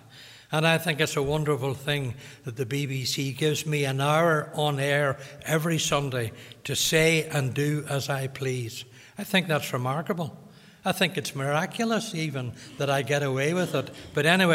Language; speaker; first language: English; native; English